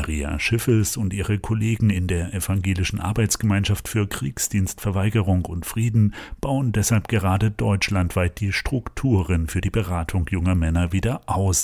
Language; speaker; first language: German; native; German